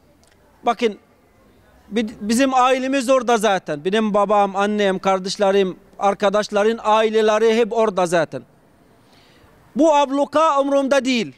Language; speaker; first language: Turkish; non-native, fluent; Arabic